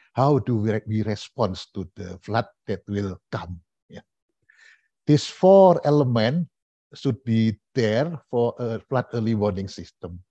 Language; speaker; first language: English; non-native, fluent; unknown